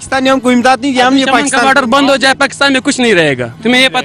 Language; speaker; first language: Hindi; non-native, learner; Pashto